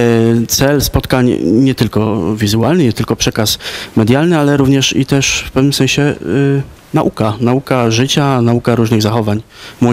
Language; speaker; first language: Polish; native; Polish